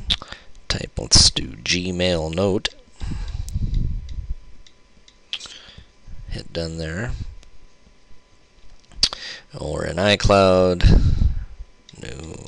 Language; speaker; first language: English; native; English